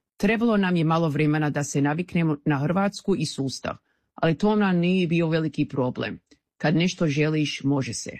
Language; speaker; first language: Croatian; early bilingual, heritage; Croatian